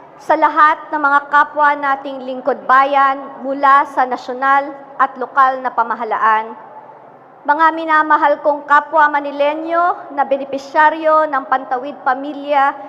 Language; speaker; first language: Filipino; native; Filipino